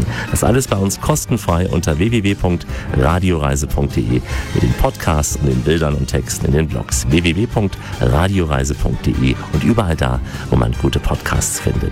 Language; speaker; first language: German; native; German